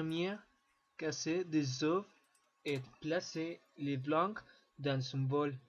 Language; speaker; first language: French; non-native, learner; Spanish